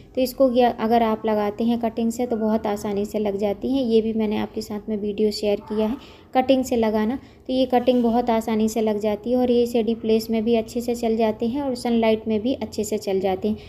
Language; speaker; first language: Hindi; non-native, local second language; Gujarati